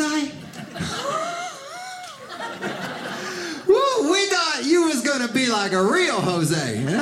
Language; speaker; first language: English; early bilingual, other home language; Spanish